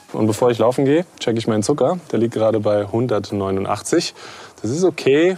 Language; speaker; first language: German; native; German